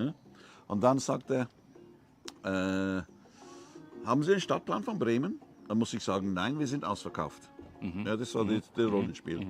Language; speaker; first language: German; non-native, learner; English